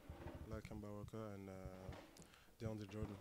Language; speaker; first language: English; non-native, learner; French